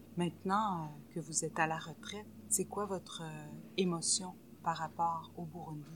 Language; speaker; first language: French; native; French